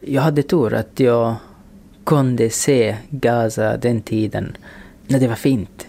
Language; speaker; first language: Swedish; non-native, fluent; Arabic